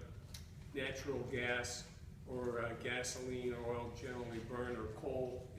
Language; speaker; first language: English; native; English